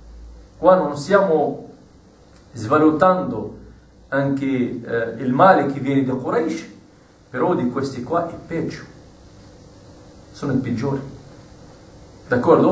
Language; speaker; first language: Italian; non-native, fluent; Arabic